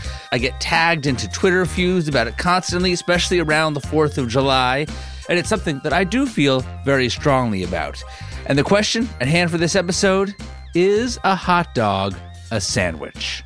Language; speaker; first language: English; native; English